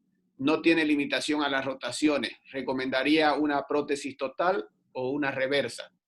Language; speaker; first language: Spanish; native; Spanish